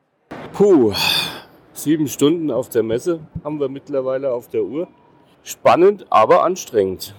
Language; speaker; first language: German; native; German